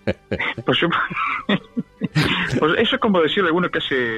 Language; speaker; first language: Spanish; native; Spanish